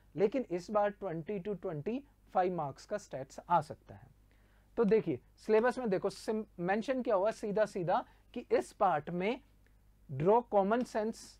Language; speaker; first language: Hindi; native; Hindi